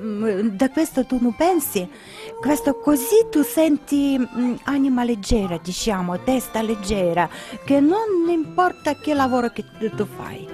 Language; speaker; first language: Italian; non-native, learner; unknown